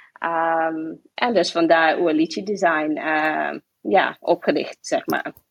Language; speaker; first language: Dutch; non-native, local second language; English